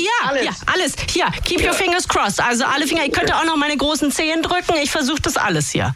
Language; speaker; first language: German; native; German